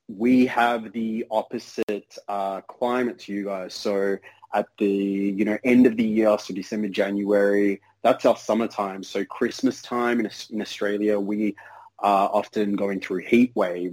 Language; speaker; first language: English; native; English